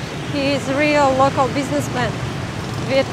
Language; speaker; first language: English; non-native, learner; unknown